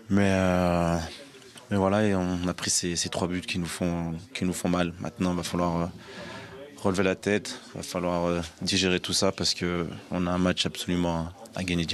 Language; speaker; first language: French; native; French